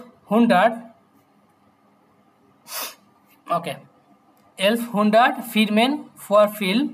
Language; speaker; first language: German; non-native, fluent; Bangla